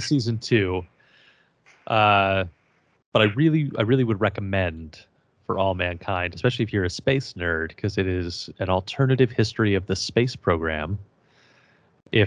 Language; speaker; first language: English; native; English